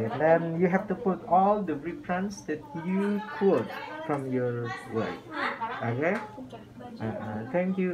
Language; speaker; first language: English; non-native, fluent; Indonesian